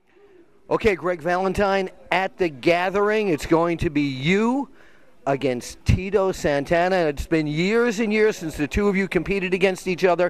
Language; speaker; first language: English; native; English